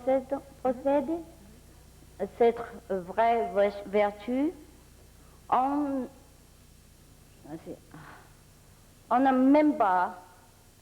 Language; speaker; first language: French; non-native, fluent; Vietnamese